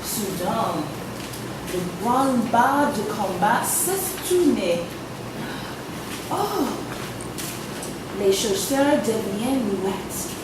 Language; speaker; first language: French; non-native, fluent; English